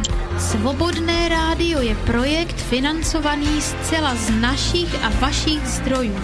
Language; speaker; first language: Czech; native; Czech